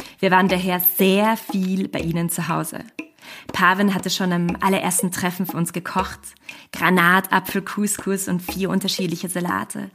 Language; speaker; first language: German; native; German